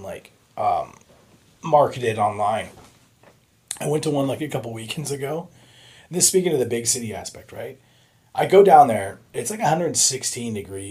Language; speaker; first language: English; native; English